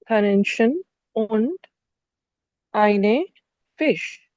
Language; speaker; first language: German; non-native, learner; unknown